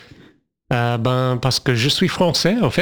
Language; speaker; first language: French; non-native, fluent; English